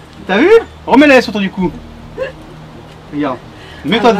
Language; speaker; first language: French; native; French